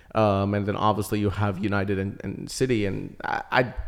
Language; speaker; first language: English; early bilingual, other home language; Arabic